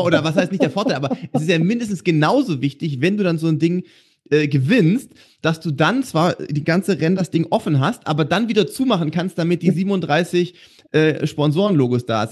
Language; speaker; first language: German; native; German